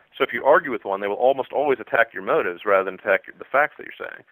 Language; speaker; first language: English; native; English